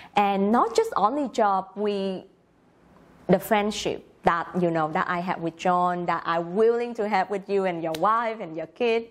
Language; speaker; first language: English; non-native, learner; Vietnamese